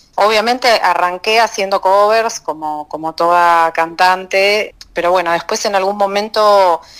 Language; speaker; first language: Spanish; native; Spanish